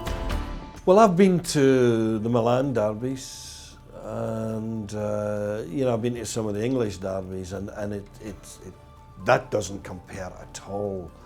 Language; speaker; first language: English; native; English